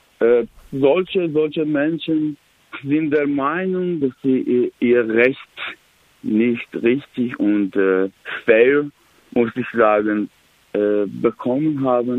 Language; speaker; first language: German; non-native, learner; Persian